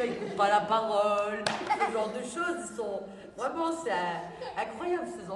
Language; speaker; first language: French; native; French